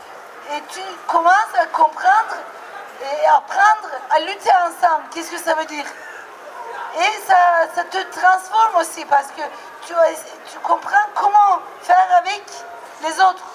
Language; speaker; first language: French; non-native, fluent; Turkish